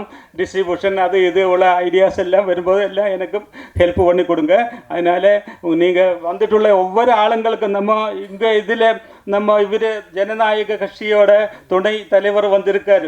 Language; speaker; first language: Tamil; non-native, learner; Malayalam